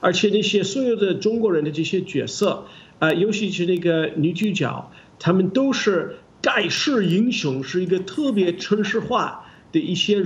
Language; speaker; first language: Chinese; non-native, fluent; English